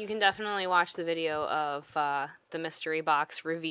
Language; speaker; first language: English; native; English